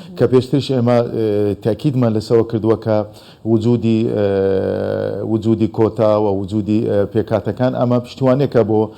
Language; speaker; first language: Central Kurdish; non-native, local second language; Azerbaijani